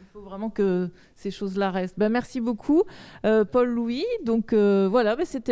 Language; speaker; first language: French; native; French